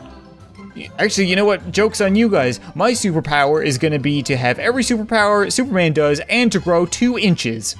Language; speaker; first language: English; native; English